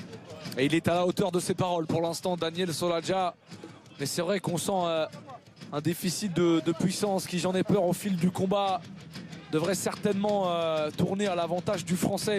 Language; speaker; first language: French; native; French